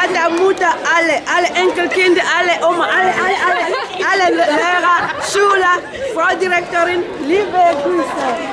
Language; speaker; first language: German; non-native, learner; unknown